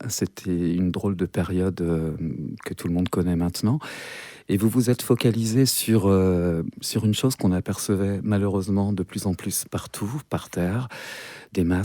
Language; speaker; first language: French; native; French